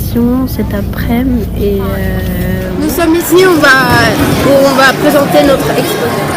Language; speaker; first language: French; non-native, learner; Swedish